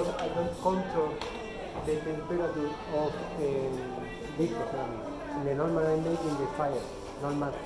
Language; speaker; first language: English; non-native, learner; Spanish